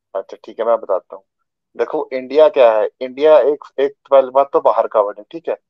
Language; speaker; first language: Hindi; native; Hindi